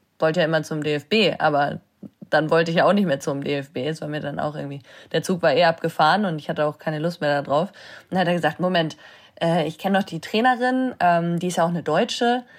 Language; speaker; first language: German; native; German